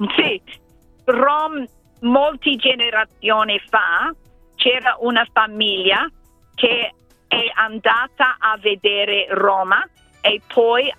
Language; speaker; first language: Italian; non-native, fluent; English